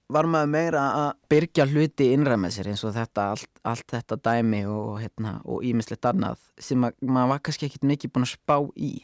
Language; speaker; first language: Icelandic; native; Icelandic